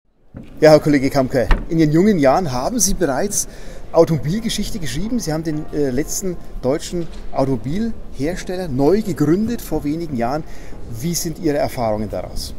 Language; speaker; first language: German; native; German